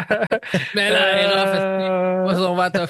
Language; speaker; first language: French; native; French